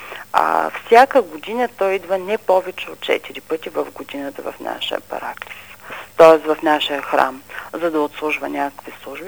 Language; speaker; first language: Bulgarian; native; Bulgarian